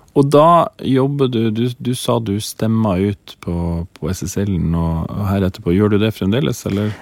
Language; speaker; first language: Norwegian; native; Norwegian